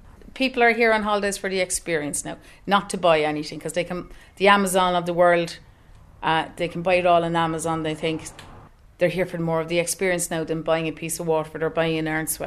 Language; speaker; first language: English; native; English